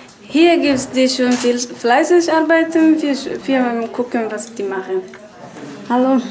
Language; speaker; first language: German; non-native, learner; Somali